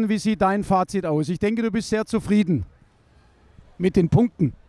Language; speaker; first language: German; native; German